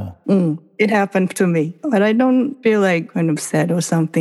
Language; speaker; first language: English; non-native, fluent; Japanese